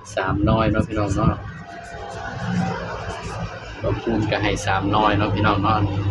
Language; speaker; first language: Thai; non-native, local second language; Lao